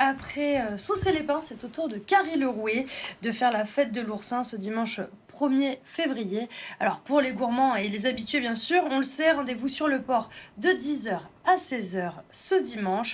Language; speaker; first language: French; native; French